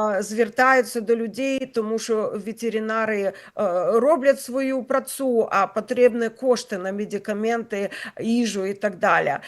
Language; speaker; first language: Ukrainian; non-native, local second language; Russian